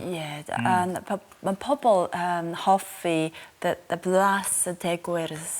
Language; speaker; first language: Welsh; non-native, learner; Japanese